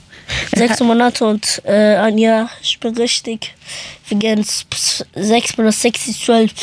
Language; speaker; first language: German; early bilingual, other home language; Persian